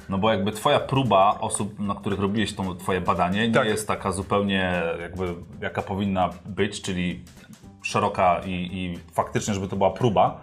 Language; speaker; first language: Polish; native; Polish